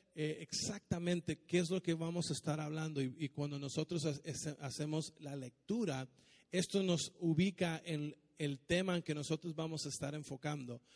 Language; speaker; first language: Spanish; native; Spanish